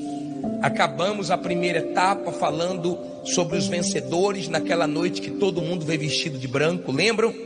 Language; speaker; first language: Portuguese; native; Portuguese